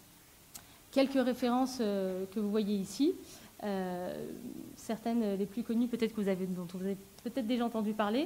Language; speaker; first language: French; native; French